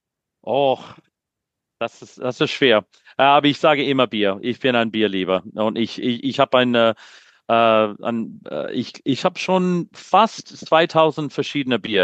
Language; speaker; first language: German; non-native, learner; English